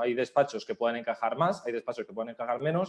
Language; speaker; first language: Spanish; native; Spanish